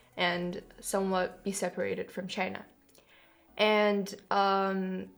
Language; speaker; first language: English; non-native, fluent; Kyrgyz